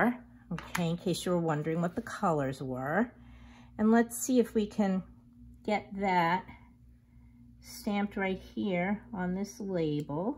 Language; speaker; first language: English; native; English